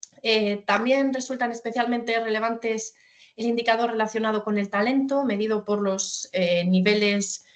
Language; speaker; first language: Spanish; native; Spanish